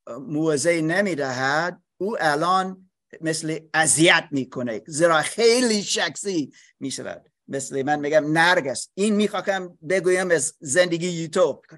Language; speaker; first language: Persian; non-native, learner; English